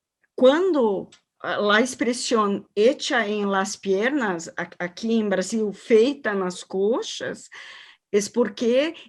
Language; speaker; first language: Spanish; non-native, learner; Portuguese